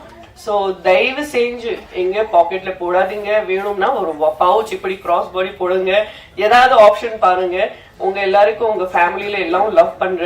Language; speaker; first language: Tamil; non-native, learner; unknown